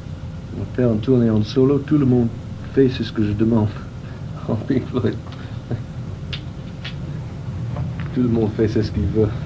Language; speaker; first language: French; non-native, fluent; English